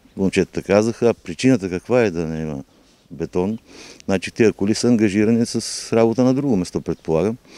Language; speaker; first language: Bulgarian; native; Bulgarian